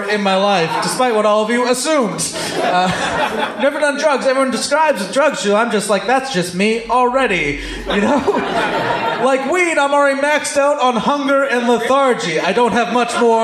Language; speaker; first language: English; native; English